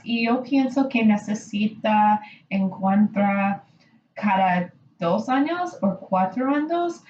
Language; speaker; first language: Spanish; non-native, learner; English